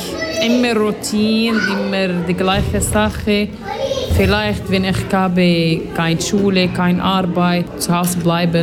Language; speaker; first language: German; non-native, learner; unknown